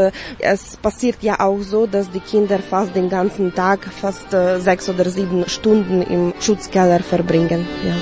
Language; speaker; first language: German; early bilingual, heritage; German